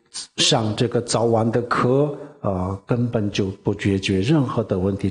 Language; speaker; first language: Chinese; non-native, local second language; Tibetan